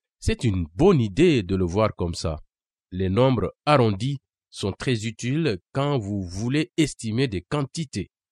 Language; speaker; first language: French; non-native, local second language; Wolof